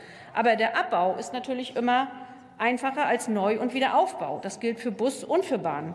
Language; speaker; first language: German; native; German